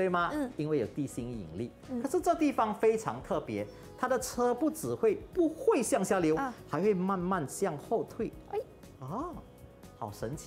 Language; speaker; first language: Chinese; native; Chinese